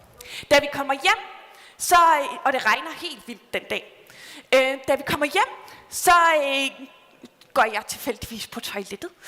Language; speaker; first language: Danish; native; Danish